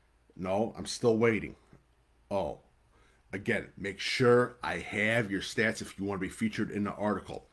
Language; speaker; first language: English; native; English